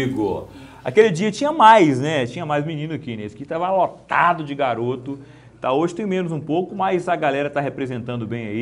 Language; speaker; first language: Portuguese; native; Portuguese